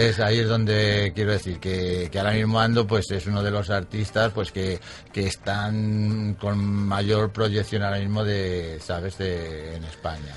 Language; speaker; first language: Spanish; native; Spanish